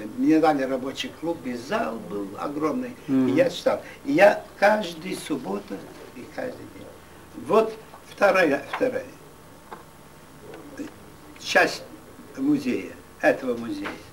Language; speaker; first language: Russian; non-native, local second language; Yiddish